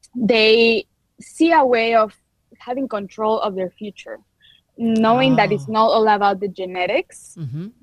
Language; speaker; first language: English; non-native, fluent; Spanish